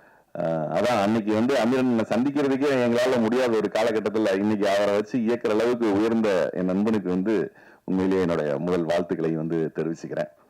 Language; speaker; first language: Tamil; native; Tamil